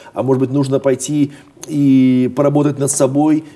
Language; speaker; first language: Russian; native; Russian